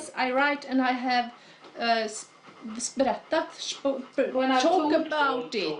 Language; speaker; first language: English; non-native, fluent; Swedish